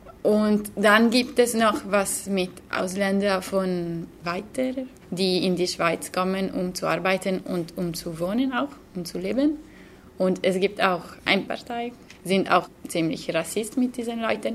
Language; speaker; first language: German; non-native, fluent; Slovenian